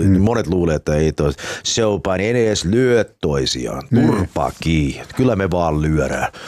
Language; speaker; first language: Finnish; early bilingual, heritage; Finnish